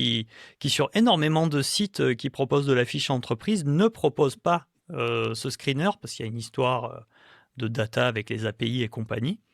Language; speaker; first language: French; native; French